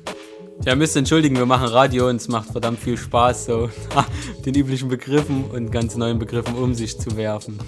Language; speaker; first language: German; native; German